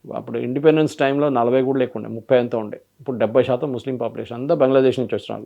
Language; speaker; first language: Telugu; non-native, local second language; Malayalam